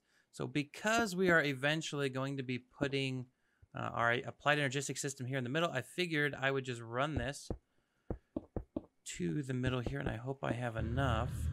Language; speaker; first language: English; native; English